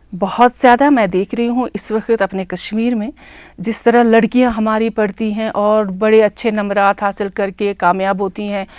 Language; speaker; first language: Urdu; non-native, local second language; Kashmiri